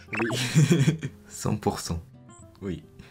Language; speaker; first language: French; non-native, learner; Japanese